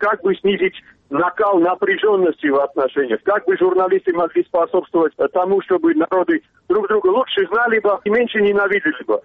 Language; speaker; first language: Russian; non-native, local second language; Armenian